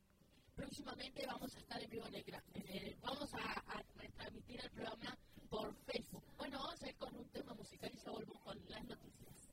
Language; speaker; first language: Spanish; native; Spanish